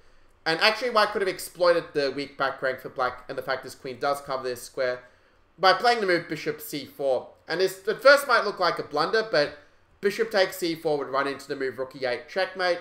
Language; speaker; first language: English; native; English